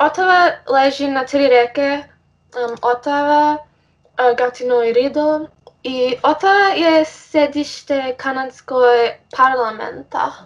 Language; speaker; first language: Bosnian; early bilingual, heritage; English